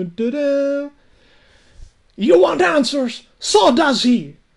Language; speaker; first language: English; non-native, learner; Albanian